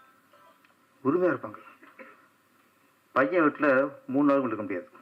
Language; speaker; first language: Tamil; native; Tamil